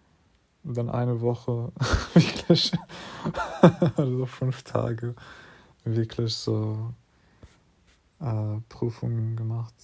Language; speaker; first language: German; non-native, fluent; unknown